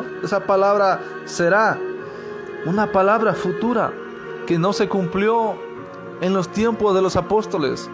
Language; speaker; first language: Spanish; native; Spanish